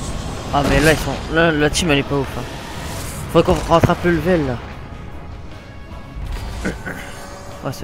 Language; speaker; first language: French; native; French